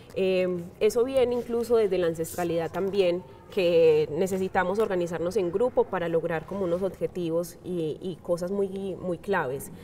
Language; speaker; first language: Spanish; native; Spanish